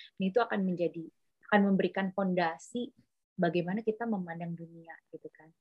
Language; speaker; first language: Indonesian; native; Indonesian